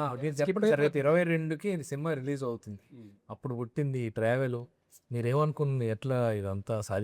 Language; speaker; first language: Telugu; native; Telugu